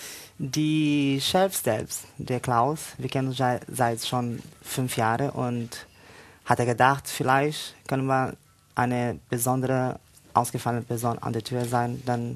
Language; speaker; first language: German; non-native, learner; Portuguese